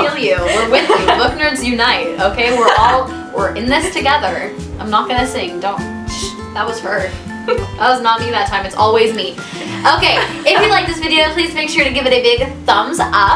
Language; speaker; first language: English; native; English